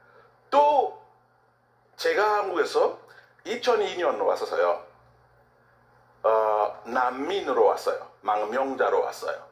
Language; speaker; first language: Korean; non-native, learner; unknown